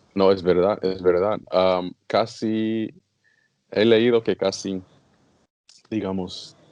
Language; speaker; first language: Spanish; non-native, learner; English